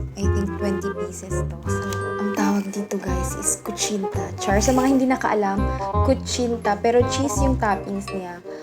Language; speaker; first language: Filipino; non-native, local second language; Cebuano